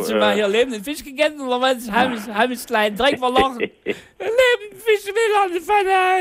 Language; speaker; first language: German; native; German